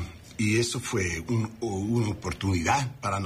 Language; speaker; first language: Spanish; early bilingual, heritage; English